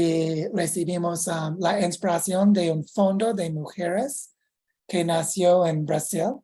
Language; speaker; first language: Spanish; non-native, fluent; English